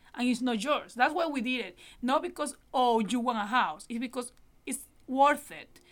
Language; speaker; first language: English; non-native, learner; Spanish